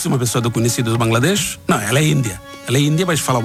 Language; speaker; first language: Portuguese; non-native, learner; Bangla